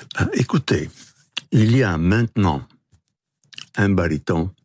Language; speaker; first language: French; non-native, fluent; Italian